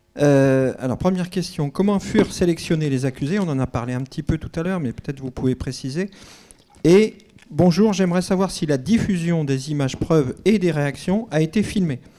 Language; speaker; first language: French; native; French